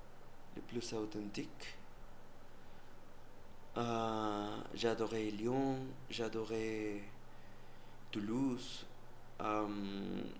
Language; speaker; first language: French; non-native, learner; Spanish